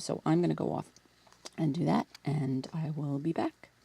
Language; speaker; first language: English; native; English